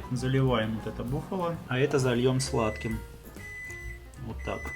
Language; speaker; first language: Russian; native; Russian